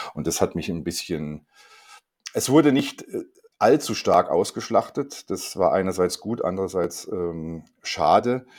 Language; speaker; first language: German; non-native, fluent; Korean